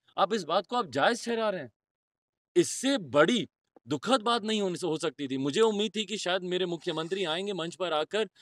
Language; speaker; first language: Hindi; native; Hindi